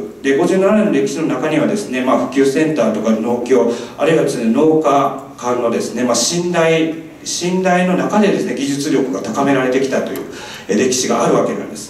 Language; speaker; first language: Japanese; native; Japanese